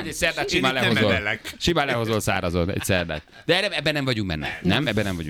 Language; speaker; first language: Hungarian; native; Hungarian